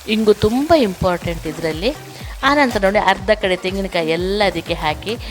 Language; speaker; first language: Kannada; non-native, local second language; Tulu